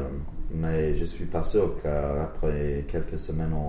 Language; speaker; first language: French; non-native, learner; English